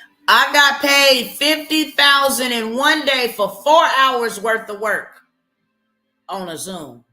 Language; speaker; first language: English; native; English